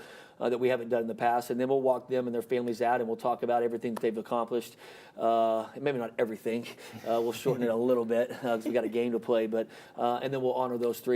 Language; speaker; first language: English; native; English